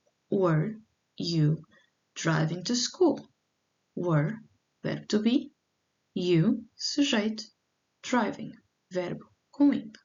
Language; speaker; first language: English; non-native, fluent; Portuguese